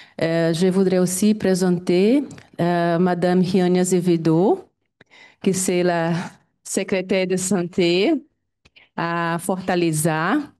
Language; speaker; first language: French; non-native, fluent; Portuguese